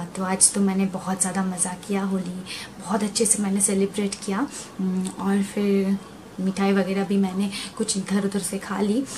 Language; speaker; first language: Hindi; non-native, local second language; Bangla